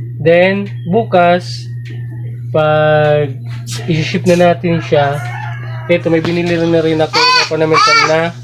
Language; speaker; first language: Filipino; non-native, local second language; Bikol